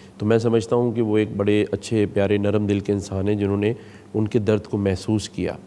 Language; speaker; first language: Urdu; native; Urdu